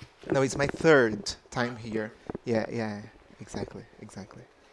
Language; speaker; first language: English; non-native, fluent; Portuguese